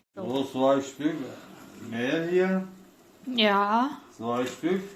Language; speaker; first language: German; non-native, learner; Ukrainian